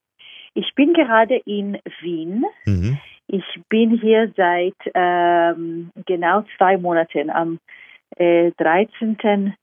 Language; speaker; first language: German; non-native, fluent; Hebrew